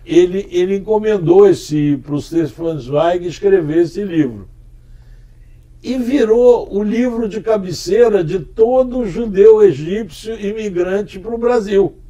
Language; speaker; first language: Portuguese; early bilingual, other home language; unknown